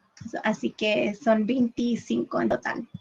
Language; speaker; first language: Spanish; early bilingual, heritage; English